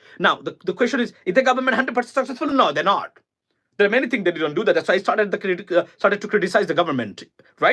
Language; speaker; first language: English; non-native, local second language; Bangla